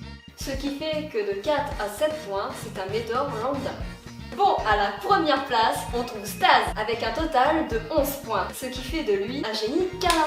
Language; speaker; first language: French; native; French